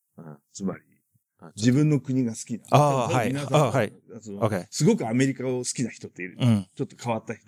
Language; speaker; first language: Japanese; native; Japanese